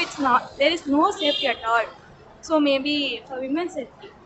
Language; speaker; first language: English; non-native, local second language; Tamil